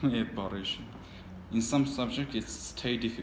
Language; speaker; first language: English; non-native, learner; Armenian